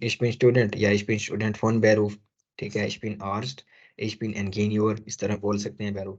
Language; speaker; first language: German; non-native, fluent; Urdu